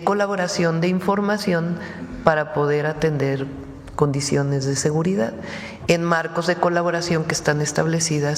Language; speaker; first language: Spanish; native; Spanish